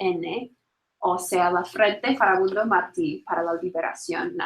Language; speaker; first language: Spanish; non-native, fluent; English